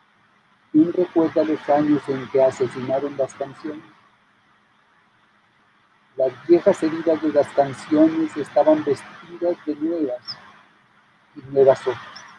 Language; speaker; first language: Spanish; native; Spanish